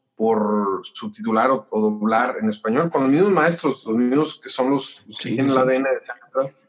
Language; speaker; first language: Spanish; native; Spanish